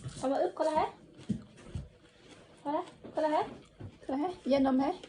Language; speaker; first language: Swedish; non-native, learner; Thai